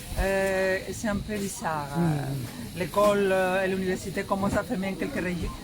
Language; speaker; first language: French; non-native, learner; Spanish